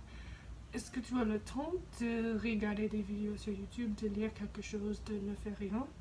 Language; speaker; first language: French; non-native, fluent; English